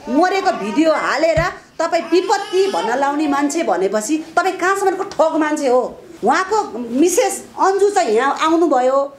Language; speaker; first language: Nepali; native; Nepali